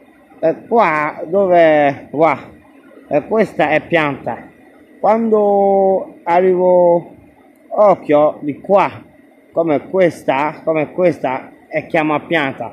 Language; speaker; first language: Italian; non-native, learner; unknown